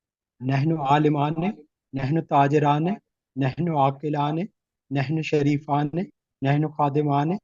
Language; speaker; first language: Arabic; non-native, learner; Urdu